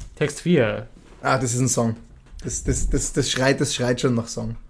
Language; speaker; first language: German; native; German